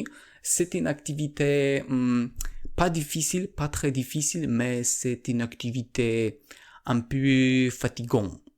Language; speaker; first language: French; non-native, learner; Polish